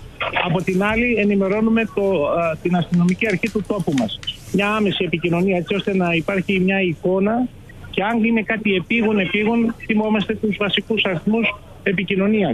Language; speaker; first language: Greek; native; Greek